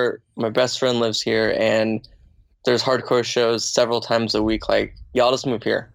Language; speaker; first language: English; native; English